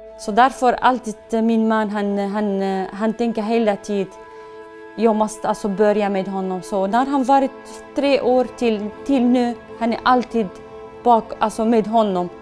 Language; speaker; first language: Swedish; non-native, learner; Arabic